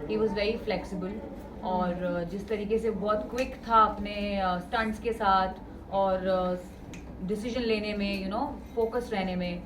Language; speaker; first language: Hindi; native; Hindi